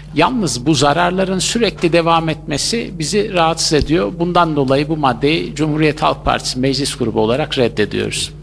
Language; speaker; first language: Turkish; native; Turkish